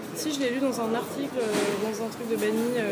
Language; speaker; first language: French; native; French